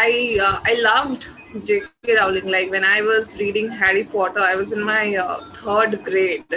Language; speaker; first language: English; non-native, local second language; Bangla